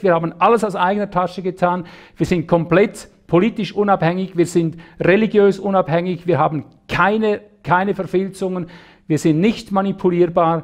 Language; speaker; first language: German; native; German